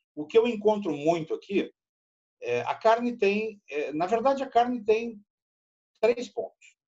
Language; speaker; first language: Portuguese; native; Portuguese